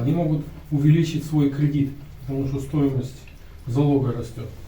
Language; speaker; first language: Russian; native; Russian